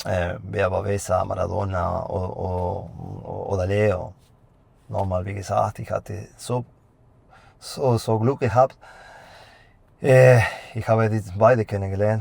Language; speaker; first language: German; non-native, fluent; Spanish